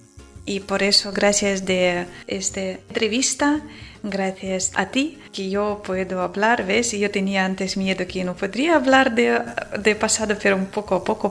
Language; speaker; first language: Spanish; non-native, learner; Ukrainian